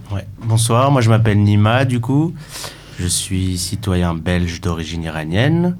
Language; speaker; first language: French; early bilingual, other home language; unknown